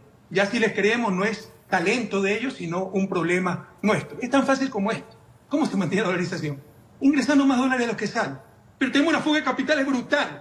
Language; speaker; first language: Spanish; native; Spanish